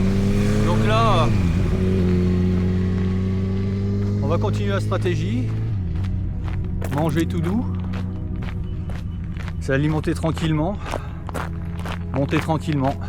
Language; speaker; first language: French; native; French